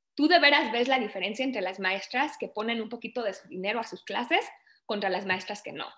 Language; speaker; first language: Spanish; early bilingual, other home language; English